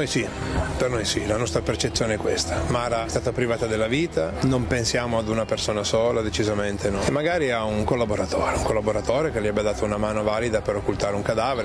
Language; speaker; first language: Italian; native; Italian